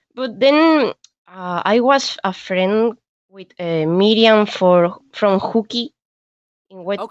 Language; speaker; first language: English; non-native, learner; Spanish